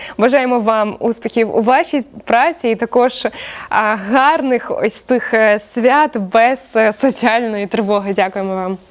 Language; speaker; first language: Ukrainian; native; Ukrainian